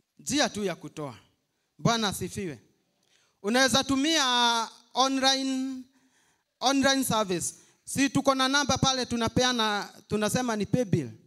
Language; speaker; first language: Swahili; non-native, local second language; Kikuyu